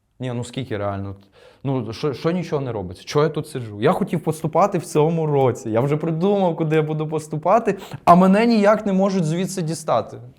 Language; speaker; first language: Ukrainian; non-native, local second language; Russian